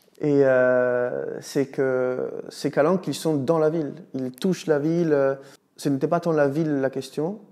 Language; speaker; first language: French; non-native, fluent; Italian